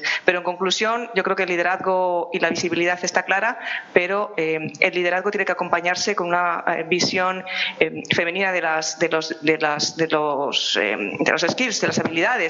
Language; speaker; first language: Spanish; native; Spanish